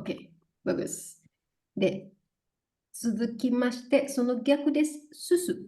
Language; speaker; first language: Japanese; non-native, fluent; Indonesian